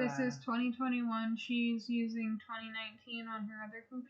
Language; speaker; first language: English; native; English